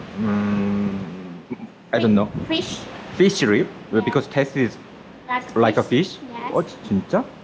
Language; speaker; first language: English; non-native, learner; Korean